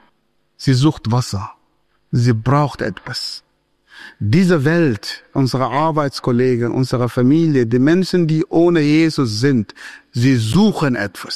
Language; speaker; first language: German; non-native, fluent; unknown